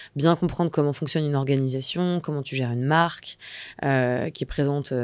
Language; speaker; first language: French; native; French